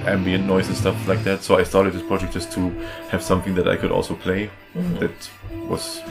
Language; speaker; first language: English; non-native, fluent; German